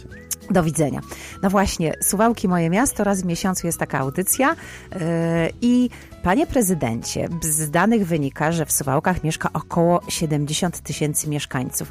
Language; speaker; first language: Polish; native; Polish